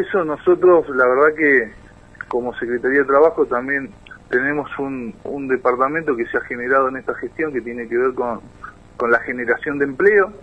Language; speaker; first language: Spanish; native; Spanish